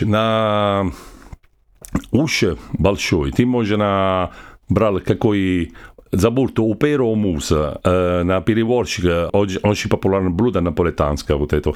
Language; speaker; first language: Russian; non-native, learner; Italian